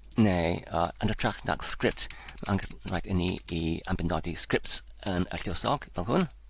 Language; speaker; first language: Welsh; non-native, learner; Polish